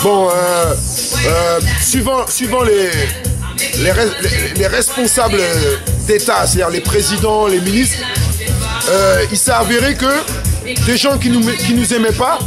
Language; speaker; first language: French; native; French